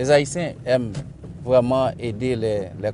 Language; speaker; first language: French; non-native, local second language; Haitian Creole